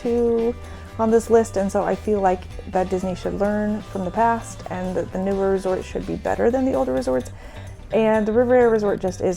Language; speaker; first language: English; native; English